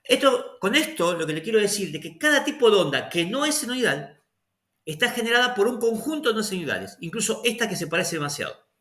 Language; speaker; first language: Spanish; native; Spanish